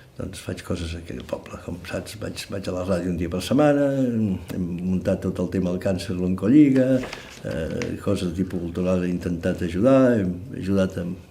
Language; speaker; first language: Catalan; native; Catalan